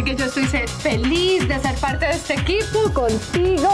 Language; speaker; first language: Spanish; native; Spanish